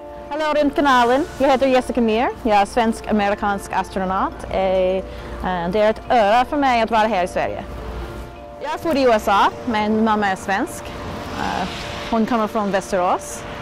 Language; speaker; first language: Swedish; early bilingual, heritage; Swedish